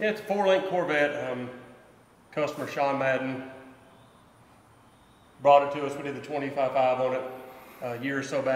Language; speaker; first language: English; native; English